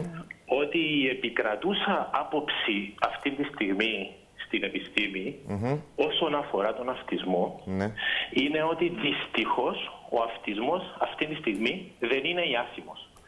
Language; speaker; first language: Greek; native; Greek